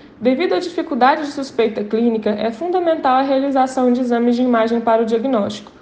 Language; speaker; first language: Portuguese; native; Portuguese